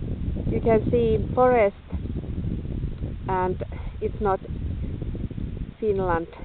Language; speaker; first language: English; non-native, learner; Finnish